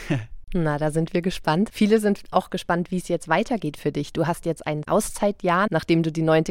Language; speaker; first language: German; native; German